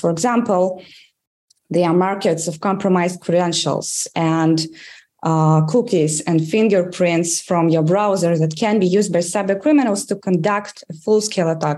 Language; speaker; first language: English; non-native, fluent; Russian